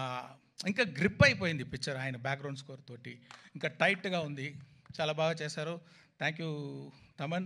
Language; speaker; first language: Telugu; non-native, learner; Tamil